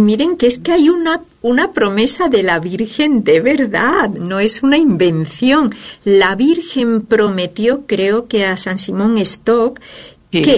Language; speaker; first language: Spanish; native; Spanish